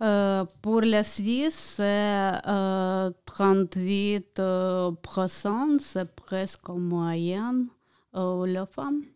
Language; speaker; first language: French; non-native, learner; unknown